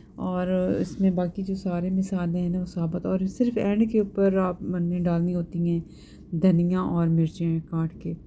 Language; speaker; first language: Urdu; native; Urdu